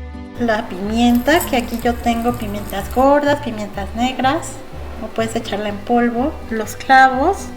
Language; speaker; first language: Spanish; native; Spanish